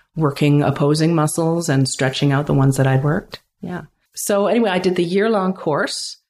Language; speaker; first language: English; native; English